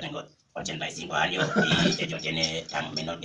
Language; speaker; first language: Spanish; non-native, learner; Haitian Creole